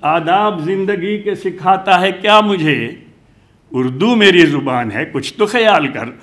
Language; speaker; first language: Urdu; non-native, local second language; Hindi